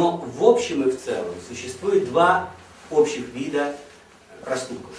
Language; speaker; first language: Russian; native; Russian